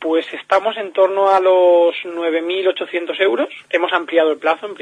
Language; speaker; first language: Spanish; native; Spanish